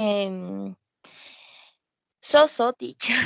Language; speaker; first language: English; non-native, learner; Spanish